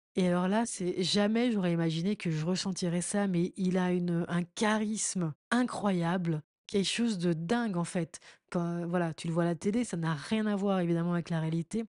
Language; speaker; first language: French; native; French